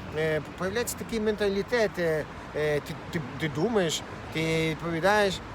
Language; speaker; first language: Ukrainian; native; Ukrainian